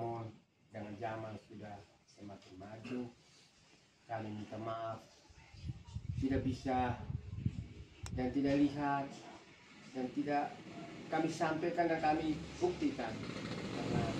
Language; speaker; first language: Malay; non-native, local second language; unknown